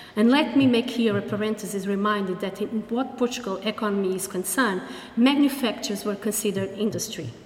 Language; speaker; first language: English; non-native, fluent; Portuguese